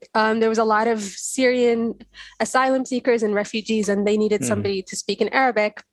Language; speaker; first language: English; non-native, fluent; Arabic